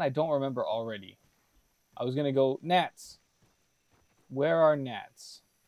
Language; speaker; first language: English; early bilingual, other home language; Japanese